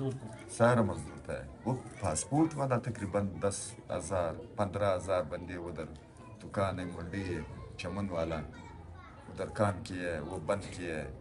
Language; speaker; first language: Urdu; non-native, local second language; Pashto